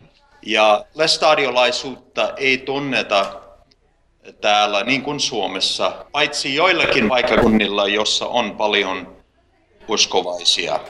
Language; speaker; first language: Finnish; early bilingual, heritage; Finnish